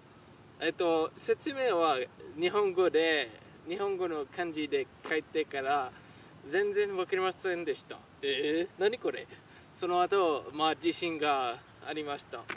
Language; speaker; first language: Japanese; non-native, learner; French